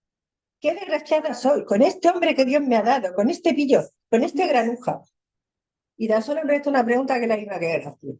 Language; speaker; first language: Spanish; native; Spanish